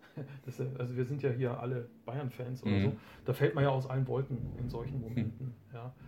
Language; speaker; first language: German; native; German